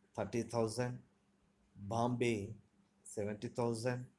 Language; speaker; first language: English; non-native, local second language; Telugu